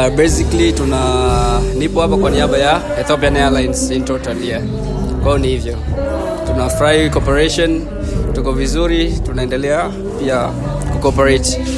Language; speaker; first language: Swahili; native; Swahili